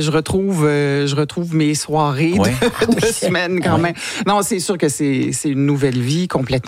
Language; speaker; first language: French; native; French